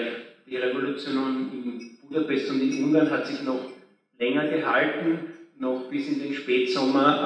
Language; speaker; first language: German; native; German